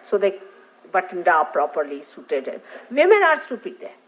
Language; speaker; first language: English; non-native, local second language; Marathi